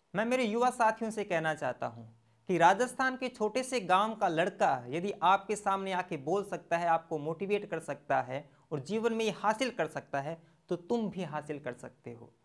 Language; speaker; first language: Hindi; native; Hindi